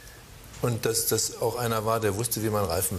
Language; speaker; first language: German; native; German